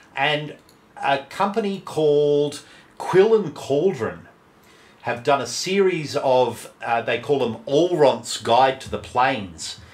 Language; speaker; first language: English; native; English